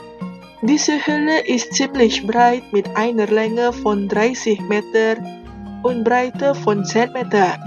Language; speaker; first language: German; non-native, fluent; Indonesian